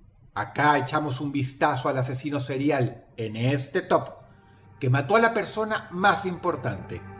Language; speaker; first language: Spanish; native; Spanish